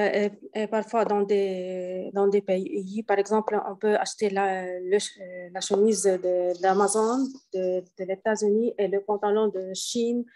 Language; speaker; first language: French; non-native, learner; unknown